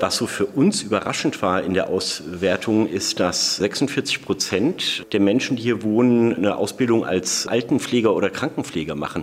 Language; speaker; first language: German; native; German